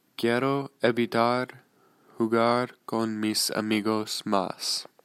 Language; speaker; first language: Spanish; non-native, learner; English